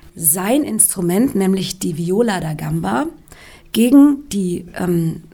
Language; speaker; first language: German; native; German